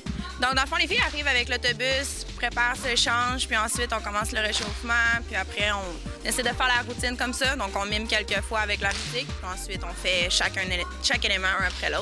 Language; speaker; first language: French; native; French